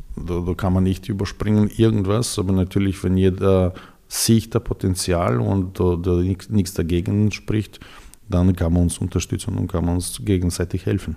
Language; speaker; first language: German; non-native, fluent; Serbian